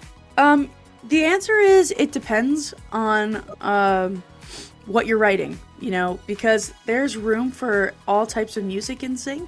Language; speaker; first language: English; native; English